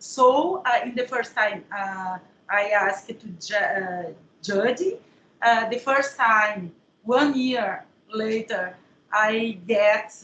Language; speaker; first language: English; non-native, learner; Portuguese